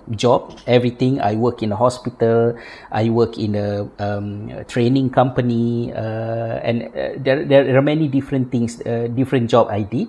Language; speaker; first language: English; non-native, local second language; Malay